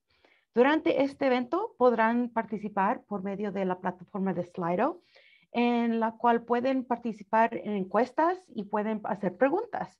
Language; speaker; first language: Spanish; early bilingual, heritage; Spanish